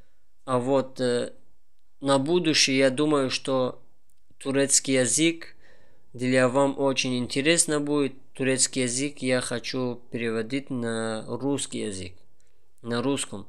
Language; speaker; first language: Russian; non-native, learner; Tajik